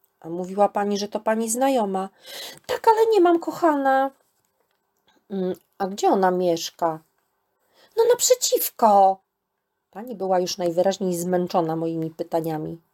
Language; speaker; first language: Polish; native; Polish